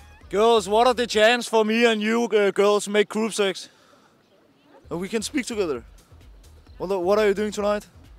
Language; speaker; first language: English; non-native, learner; Danish